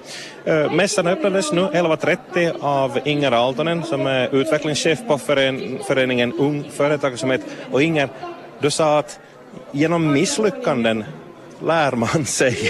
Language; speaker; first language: Swedish; native; Swedish